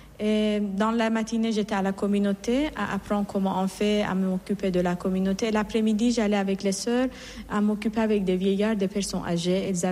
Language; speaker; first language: French; non-native, fluent; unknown